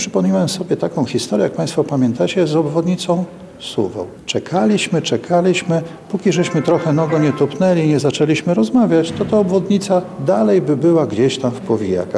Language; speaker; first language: Polish; native; Polish